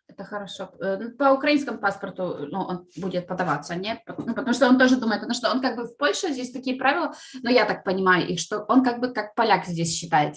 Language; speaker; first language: Russian; native; Russian